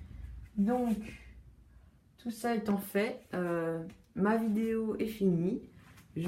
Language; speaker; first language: French; native; French